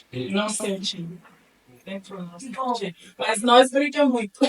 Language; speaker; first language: Portuguese; non-native, learner; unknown